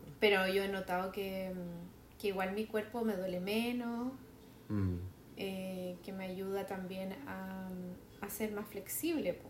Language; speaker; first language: Spanish; native; Spanish